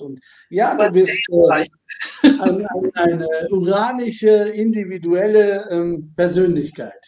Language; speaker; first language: German; native; German